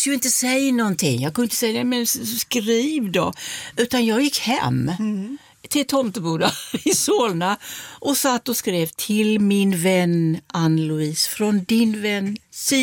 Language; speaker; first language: Swedish; native; Swedish